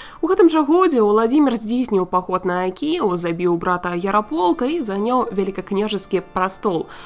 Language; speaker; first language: Belarusian; native; Belarusian